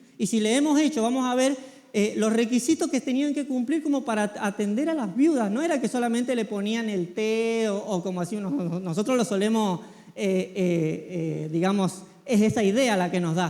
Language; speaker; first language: Spanish; native; Spanish